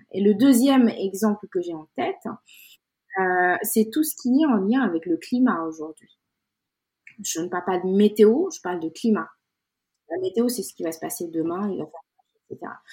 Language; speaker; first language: French; non-native, local second language; Wolof